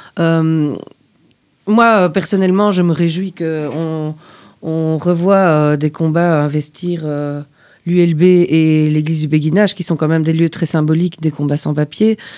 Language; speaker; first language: French; native; French